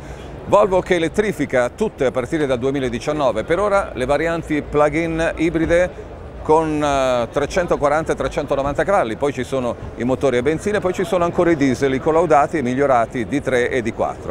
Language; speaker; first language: Italian; native; Italian